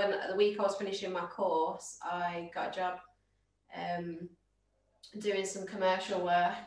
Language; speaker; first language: English; native; English